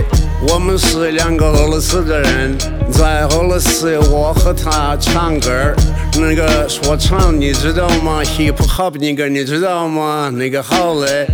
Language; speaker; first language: Chinese; non-native, learner; Russian